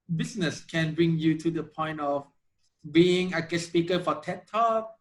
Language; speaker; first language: English; non-native, fluent; Thai